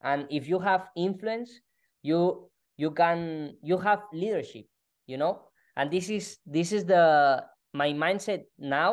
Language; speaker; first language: English; non-native, learner; Spanish